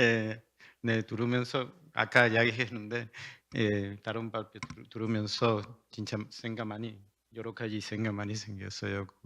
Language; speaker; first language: Korean; non-native, learner; Spanish